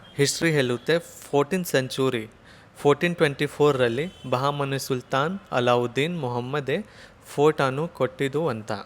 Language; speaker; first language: Kannada; non-native, learner; Hindi